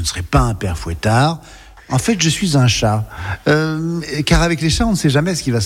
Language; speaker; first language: French; native; French